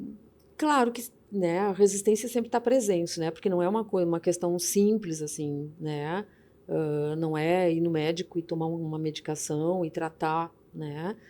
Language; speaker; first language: Portuguese; native; Portuguese